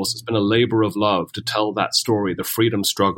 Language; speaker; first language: English; native; English